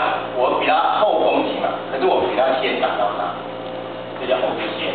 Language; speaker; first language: Chinese; native; Chinese